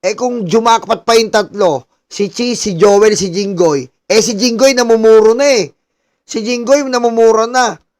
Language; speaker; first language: Filipino; native; Filipino